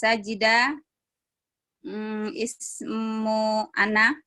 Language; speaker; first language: Arabic; non-native, learner; Indonesian